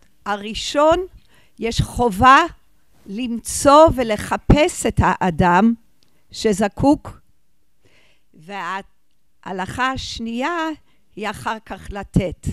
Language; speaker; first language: Hebrew; non-native, fluent; English